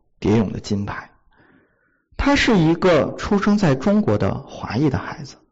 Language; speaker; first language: Chinese; native; Chinese